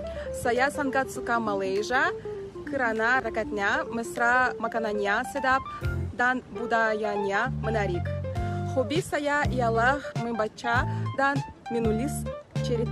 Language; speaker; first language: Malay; non-native, learner; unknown